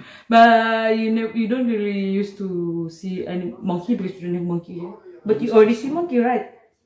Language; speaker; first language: English; non-native, local second language; Malay